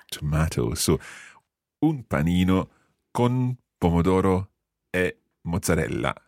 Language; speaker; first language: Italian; non-native, fluent; English